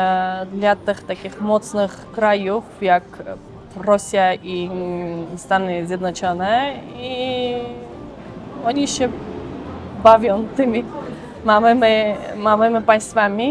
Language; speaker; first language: Polish; non-native, fluent; Armenian